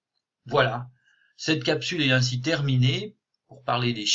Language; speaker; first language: French; native; French